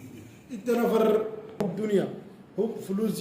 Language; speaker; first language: Arabic; non-native, learner; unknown